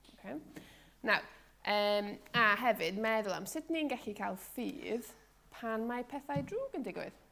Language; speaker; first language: Welsh; native; Welsh